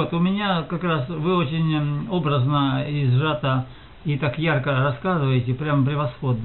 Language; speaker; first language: Russian; native; Russian